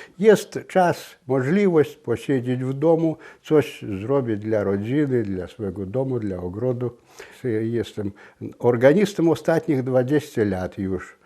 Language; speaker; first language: Polish; non-native, local second language; Belarusian